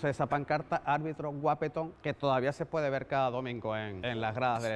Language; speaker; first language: Spanish; native; Spanish